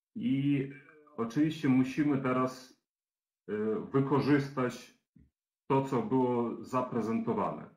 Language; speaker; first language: Polish; native; Polish